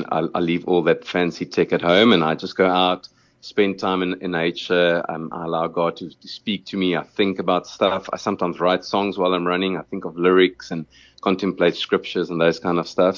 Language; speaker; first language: English; non-native, local second language; Afrikaans